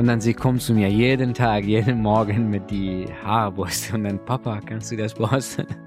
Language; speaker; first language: German; non-native, learner; Persian